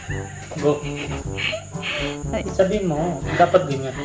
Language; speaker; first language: Filipino; non-native, learner; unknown